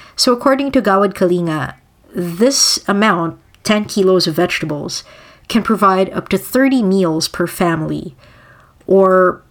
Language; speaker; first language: English; non-native, local second language; Filipino